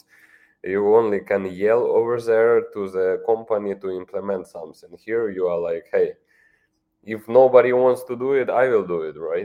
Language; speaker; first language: English; non-native, fluent; Ukrainian